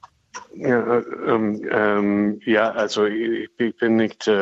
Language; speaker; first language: German; non-native, learner; English